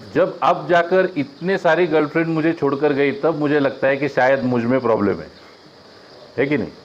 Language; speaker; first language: Hindi; non-native, local second language; Marathi